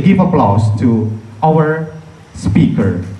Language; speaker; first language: English; non-native, fluent; Indonesian